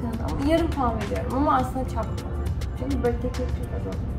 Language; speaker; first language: Turkish; early bilingual, heritage; Turkish